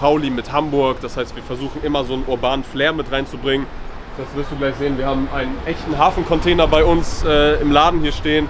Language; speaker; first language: German; native; German